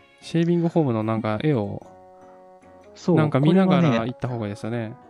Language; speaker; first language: Japanese; native; Japanese